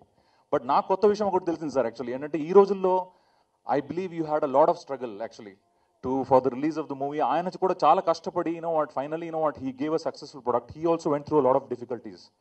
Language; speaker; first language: Telugu; non-native, fluent; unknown